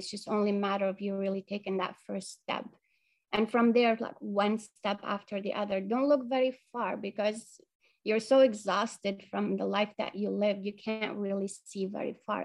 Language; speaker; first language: English; non-native, fluent; Arabic